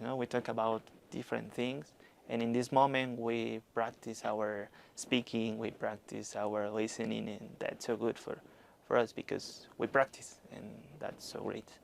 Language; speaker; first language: English; non-native, learner; Spanish